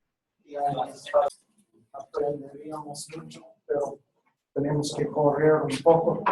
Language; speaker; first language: Spanish; non-native, fluent; English